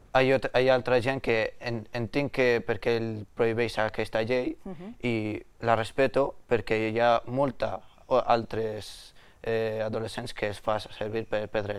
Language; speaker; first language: Catalan; early bilingual, other home language; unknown